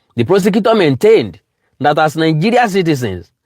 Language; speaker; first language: English; non-native, local second language; Yoruba